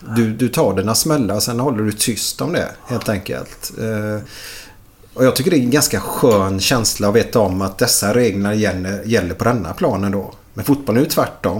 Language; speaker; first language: Swedish; native; Swedish